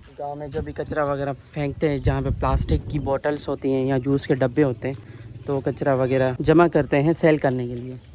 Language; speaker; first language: Urdu; non-native, local second language; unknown